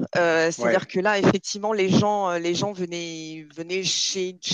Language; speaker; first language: French; native; French